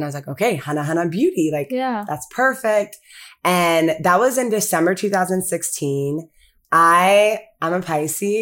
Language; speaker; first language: English; early bilingual, other home language; Akan